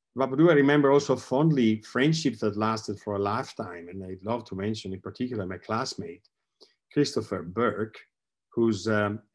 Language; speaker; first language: English; non-native, fluent; Italian